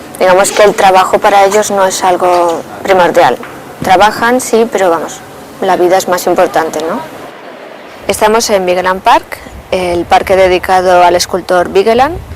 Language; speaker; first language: Spanish; native; Spanish